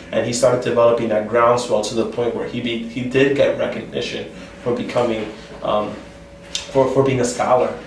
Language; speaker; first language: English; native; English